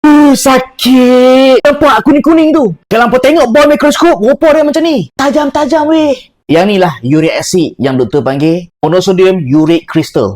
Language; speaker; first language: Malay; native; Malay